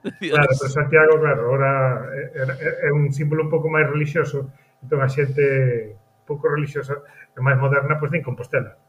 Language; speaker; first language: Galician; native; Galician